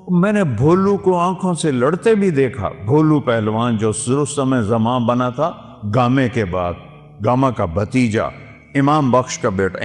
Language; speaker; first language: Urdu; non-native, local second language; Punjabi